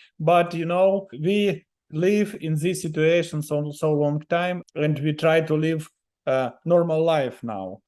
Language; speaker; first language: English; non-native, learner; Ukrainian